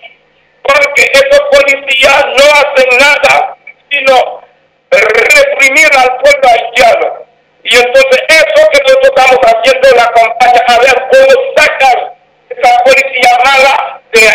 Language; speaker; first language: Spanish; non-native, fluent; Haitian Creole